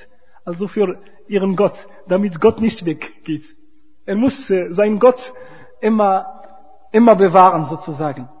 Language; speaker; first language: German; non-native, fluent; Arabic